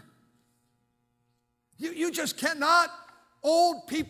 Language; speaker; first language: English; native; English